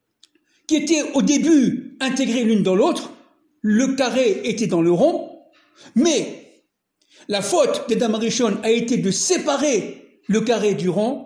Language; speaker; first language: French; native; French